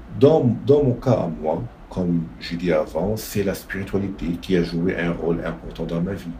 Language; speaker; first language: French; non-native, local second language; Arabic